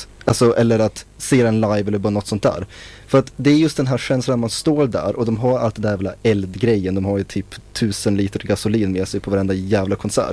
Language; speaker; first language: Swedish; native; Swedish